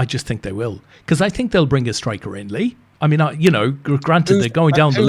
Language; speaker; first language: English; native; English